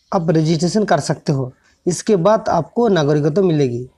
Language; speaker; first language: Hindi; non-native, local second language; Bangla